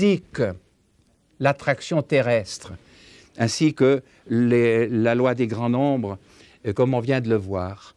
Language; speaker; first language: French; native; French